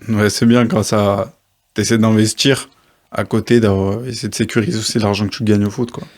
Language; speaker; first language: French; native; French